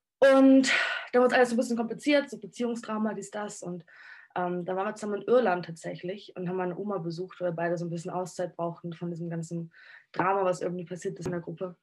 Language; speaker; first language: German; native; German